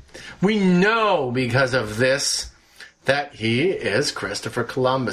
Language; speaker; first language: English; native; English